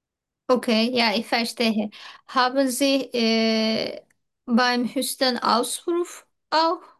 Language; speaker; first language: German; non-native, learner; Turkish